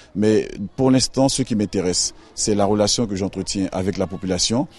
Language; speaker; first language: French; native; French